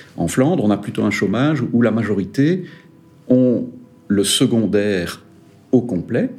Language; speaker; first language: French; native; French